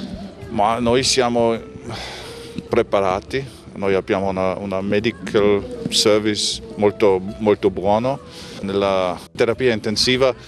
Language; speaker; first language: Italian; non-native, fluent; German